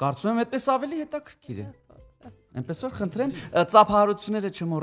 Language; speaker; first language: Armenian; native; Armenian